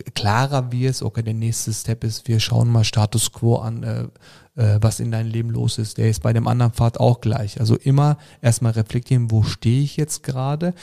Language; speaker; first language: German; early bilingual, other home language; Turkish